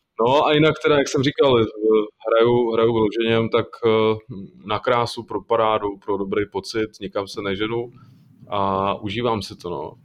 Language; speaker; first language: Czech; native; Czech